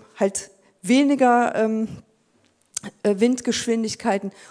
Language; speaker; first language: German; native; German